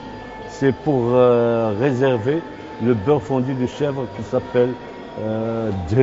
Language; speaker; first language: French; non-native, local second language; Arabic